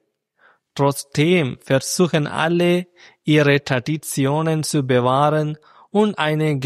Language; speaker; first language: German; non-native, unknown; Malayalam